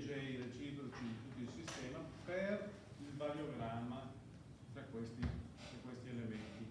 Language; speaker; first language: Italian; native; Italian